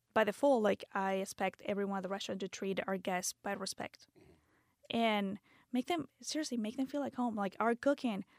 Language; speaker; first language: English; non-native, fluent; Spanish